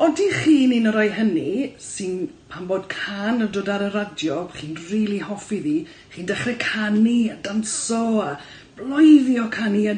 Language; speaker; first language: Welsh; native; Welsh